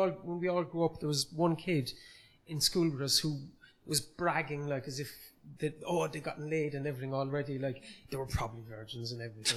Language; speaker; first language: English; native; English